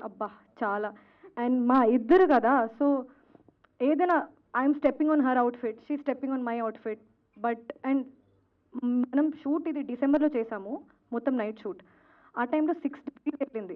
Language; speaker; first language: Telugu; non-native, learner; Hindi